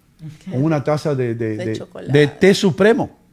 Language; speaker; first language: Spanish; early bilingual, heritage; Spanish